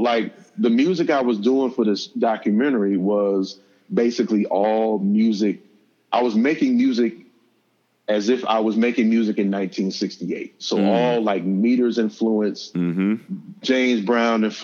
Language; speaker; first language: English; native; English